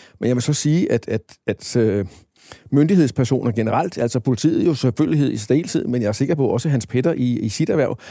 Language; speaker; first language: Danish; native; Danish